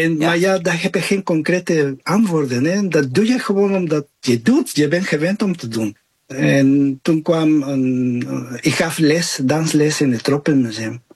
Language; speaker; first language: Dutch; non-native, fluent; Spanish